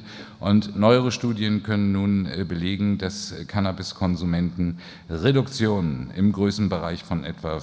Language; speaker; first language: German; native; German